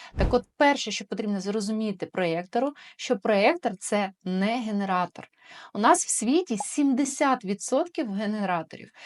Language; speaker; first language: Ukrainian; non-native, local second language; Russian